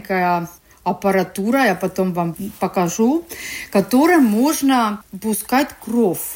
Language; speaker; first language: Russian; non-native, learner; Estonian